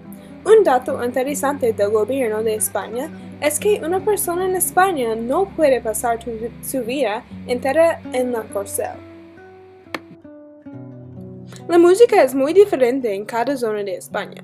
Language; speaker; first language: Spanish; non-native, learner; English